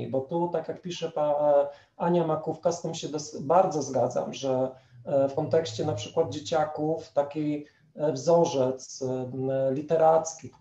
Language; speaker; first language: Polish; native; Polish